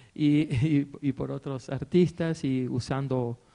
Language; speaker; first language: Spanish; native; Spanish